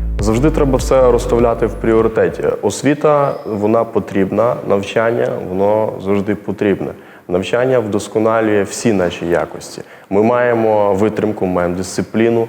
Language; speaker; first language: Ukrainian; native; Ukrainian